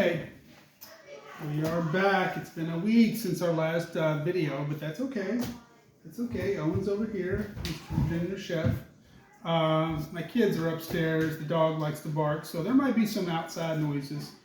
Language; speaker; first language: English; native; English